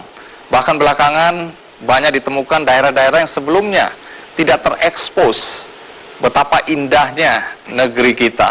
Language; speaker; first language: Indonesian; native; Indonesian